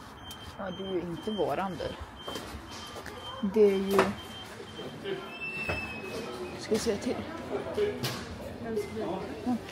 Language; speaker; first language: Swedish; early bilingual, other home language; Arabic